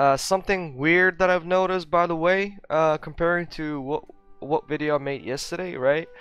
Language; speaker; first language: English; non-native, fluent; Russian